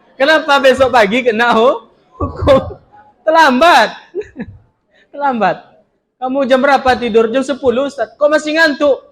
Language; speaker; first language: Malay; non-native, local second language; Minangkabau